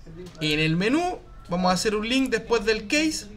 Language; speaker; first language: Spanish; native; Spanish